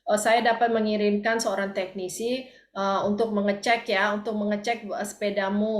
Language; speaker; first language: Indonesian; native; Indonesian